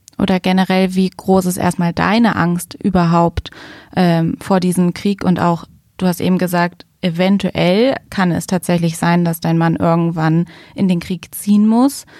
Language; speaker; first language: German; native; German